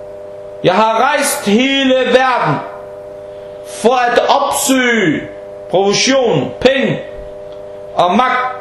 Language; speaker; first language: Danish; early bilingual, heritage; Danish